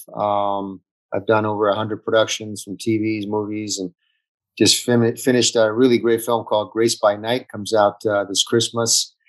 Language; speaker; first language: English; early bilingual, other home language; Italian